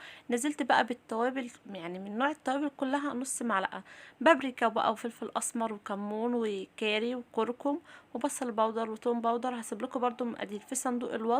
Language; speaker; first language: Arabic; native; Arabic